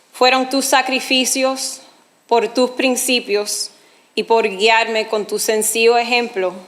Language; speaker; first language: Spanish; early bilingual, heritage; Spanish